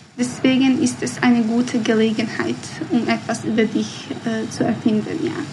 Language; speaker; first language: German; non-native, learner; Bosnian